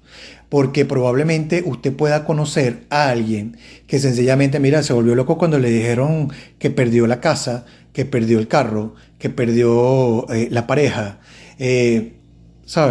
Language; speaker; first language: Spanish; native; Spanish